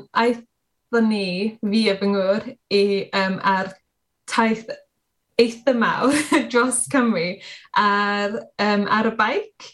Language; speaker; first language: Welsh; non-native, learner; English